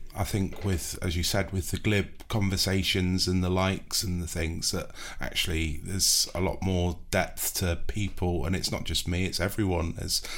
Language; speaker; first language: English; native; English